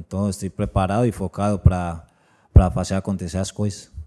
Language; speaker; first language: Portuguese; non-native, learner; Spanish